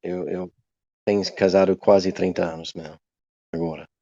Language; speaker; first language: Portuguese; non-native, learner; English